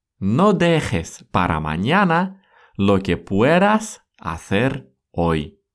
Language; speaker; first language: Spanish; non-native, fluent; Russian